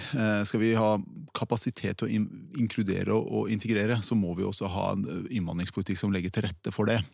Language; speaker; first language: Norwegian; early bilingual, other home language; Persian